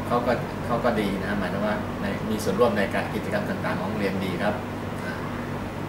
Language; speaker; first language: Thai; native; Thai